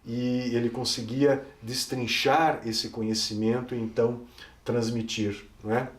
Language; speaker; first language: Portuguese; native; Portuguese